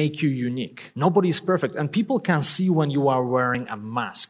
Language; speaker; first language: English; non-native, fluent; Polish